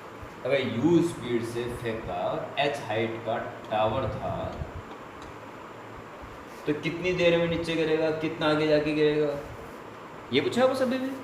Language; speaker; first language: Hindi; native; Hindi